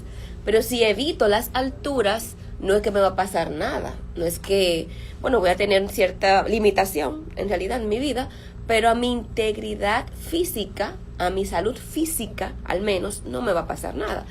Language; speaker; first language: Spanish; native; Spanish